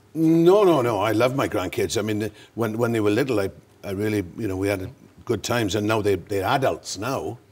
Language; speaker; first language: English; native; English